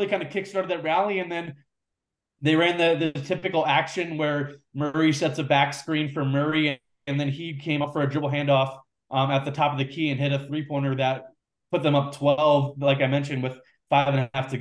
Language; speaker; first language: English; native; English